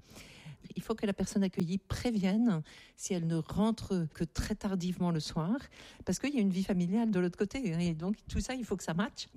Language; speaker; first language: French; native; French